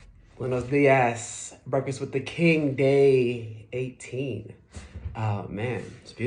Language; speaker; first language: English; native; English